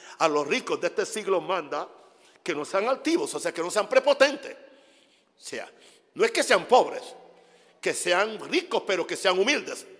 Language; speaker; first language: Spanish; non-native, fluent; English